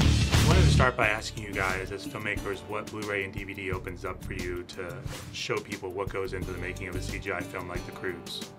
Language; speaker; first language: English; native; English